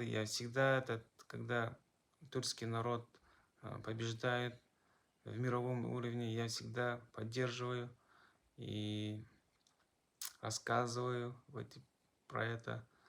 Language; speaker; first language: Russian; non-native, local second language; Kazakh